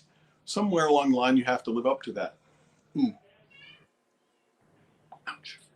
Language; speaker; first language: English; native; English